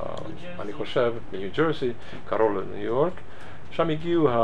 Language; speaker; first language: Hebrew; non-native, fluent; Hungarian